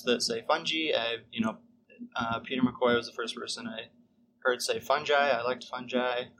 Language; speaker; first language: English; native; English